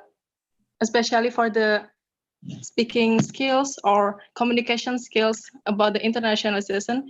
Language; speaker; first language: English; non-native, learner; Indonesian